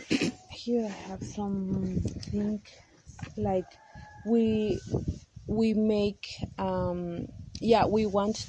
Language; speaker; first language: English; non-native, local second language; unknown